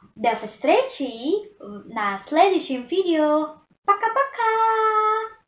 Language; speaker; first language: Russian; non-native, learner; Indonesian